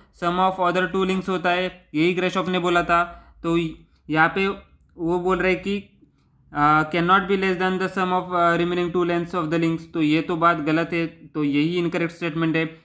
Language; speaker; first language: Hindi; non-native, local second language; Marathi